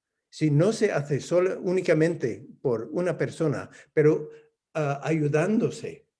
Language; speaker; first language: Spanish; non-native, fluent; English